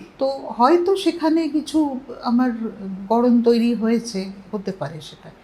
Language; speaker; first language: Bangla; non-native, local second language; Hindi